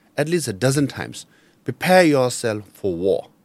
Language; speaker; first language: English; non-native, local second language; Nepali